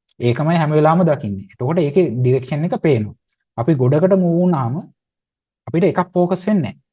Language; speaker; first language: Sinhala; native; Sinhala